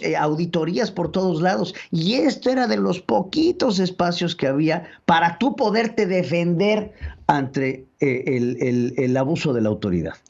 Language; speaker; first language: Spanish; native; Spanish